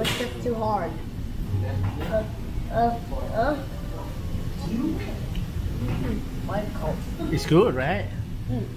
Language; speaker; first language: English; non-native, learner; Thai